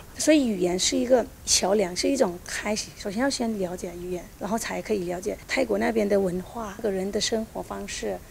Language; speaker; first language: Chinese; non-native, fluent; Thai